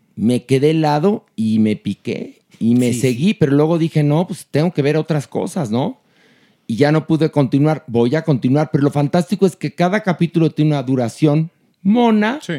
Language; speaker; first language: Spanish; native; Spanish